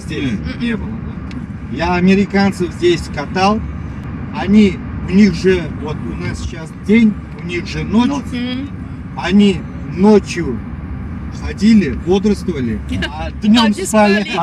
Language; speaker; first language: Russian; non-native, local second language; Uzbek